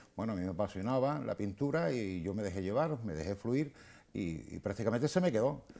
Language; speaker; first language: Spanish; native; Spanish